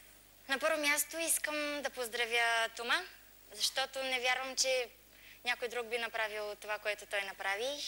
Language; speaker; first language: Bulgarian; native; Bulgarian